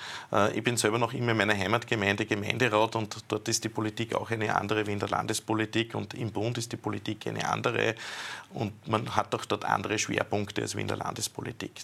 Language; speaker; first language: German; native; German